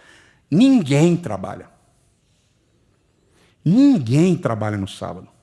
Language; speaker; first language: Portuguese; native; Portuguese